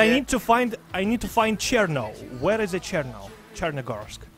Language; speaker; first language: English; non-native, learner; Russian